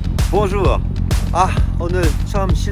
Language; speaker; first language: Korean; non-native, learner; French